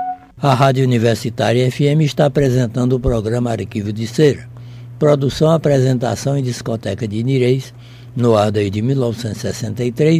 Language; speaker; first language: Portuguese; native; Portuguese